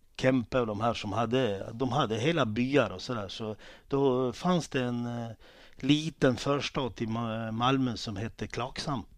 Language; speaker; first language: Swedish; early bilingual, other home language; Italian